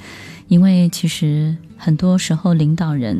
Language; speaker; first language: Chinese; native; Chinese